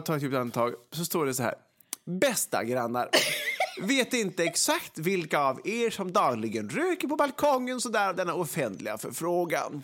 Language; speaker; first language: Swedish; native; Swedish